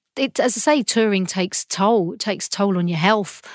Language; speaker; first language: English; native; English